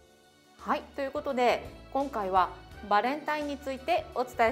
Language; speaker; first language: Japanese; native; Japanese